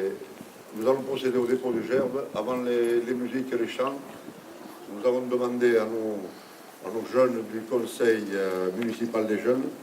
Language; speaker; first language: French; native; French